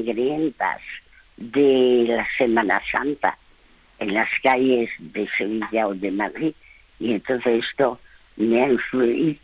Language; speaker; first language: Spanish; early bilingual, other home language; French